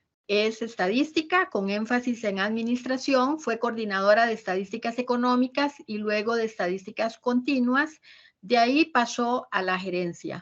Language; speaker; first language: Spanish; native; Spanish